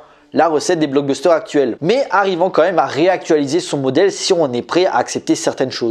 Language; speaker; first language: French; native; French